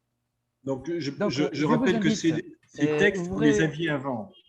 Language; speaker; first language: French; native; French